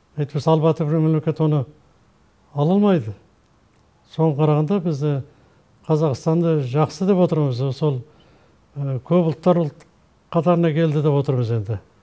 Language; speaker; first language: Kazakh; early bilingual, heritage; Kazakh